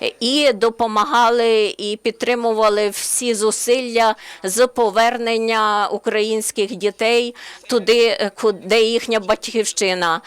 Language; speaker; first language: Ukrainian; non-native, learner; Slovenian